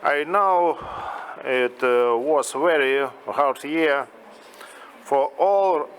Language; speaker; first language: English; non-native, fluent; Lithuanian